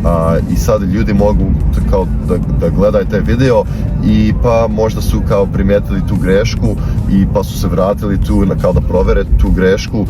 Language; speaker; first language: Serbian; non-native, fluent; English